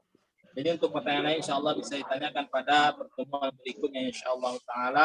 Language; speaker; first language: Indonesian; native; Indonesian